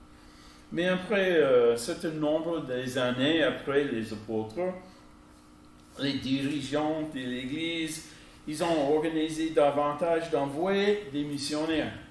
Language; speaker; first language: French; non-native, fluent; English